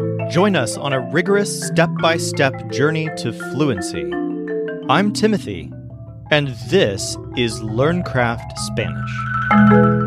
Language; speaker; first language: English; native; English